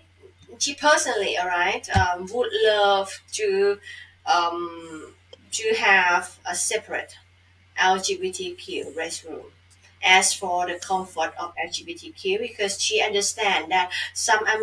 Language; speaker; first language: English; non-native, fluent; Thai